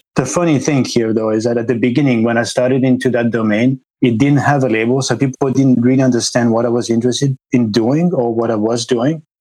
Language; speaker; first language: English; non-native, fluent; French